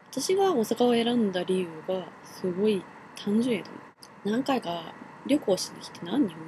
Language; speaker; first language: Japanese; non-native, fluent; Finnish